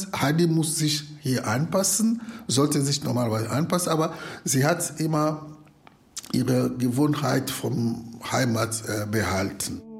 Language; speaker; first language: German; non-native, fluent; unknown